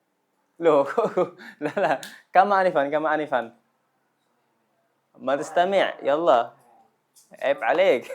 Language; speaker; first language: Arabic; non-native, fluent; Indonesian